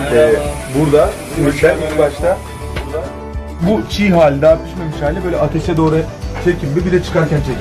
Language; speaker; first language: Turkish; native; Turkish